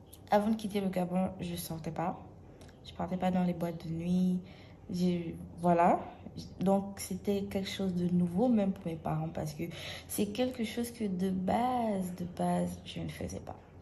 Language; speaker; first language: French; native; French